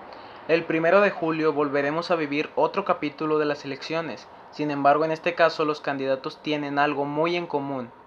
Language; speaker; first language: Spanish; native; Spanish